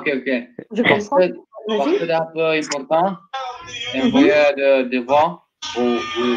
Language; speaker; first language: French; non-native, learner; Italian